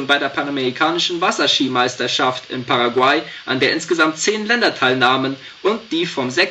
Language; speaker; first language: German; native; German